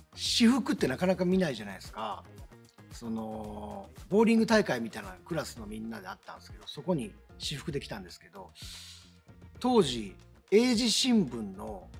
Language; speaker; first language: Japanese; native; Japanese